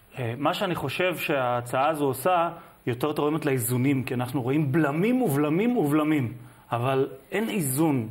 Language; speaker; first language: Hebrew; native; Hebrew